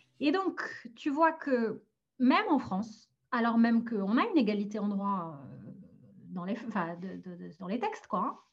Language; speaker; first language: French; early bilingual, other home language; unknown